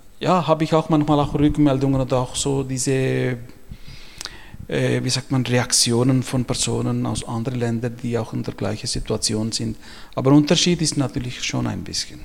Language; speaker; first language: German; non-native, fluent; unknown